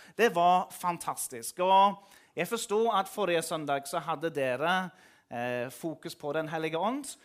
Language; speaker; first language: Norwegian; non-native, fluent; English